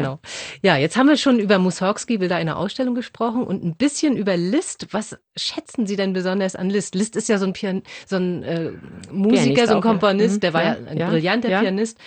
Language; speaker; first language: German; native; German